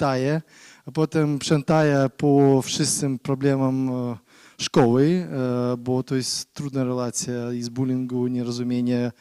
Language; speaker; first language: Polish; non-native, learner; Ukrainian